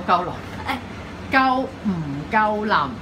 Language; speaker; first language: Cantonese; native; Cantonese